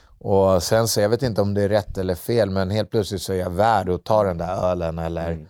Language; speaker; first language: Swedish; native; Swedish